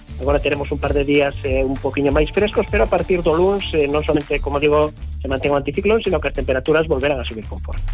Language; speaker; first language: Galician; native; Galician